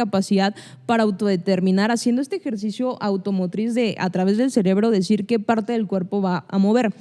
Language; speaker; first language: Spanish; native; Spanish